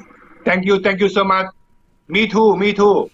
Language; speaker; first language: English; non-native, learner; Thai